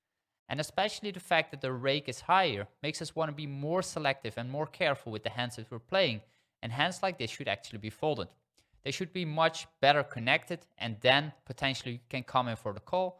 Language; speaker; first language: English; non-native, fluent; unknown